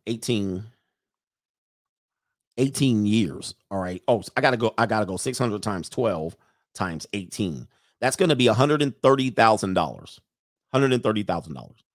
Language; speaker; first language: English; native; English